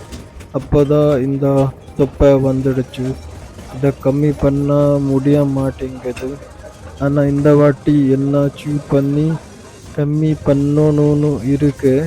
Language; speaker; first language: Tamil; non-native, learner; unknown